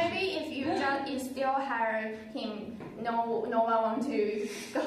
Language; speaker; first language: English; non-native, learner; Chinese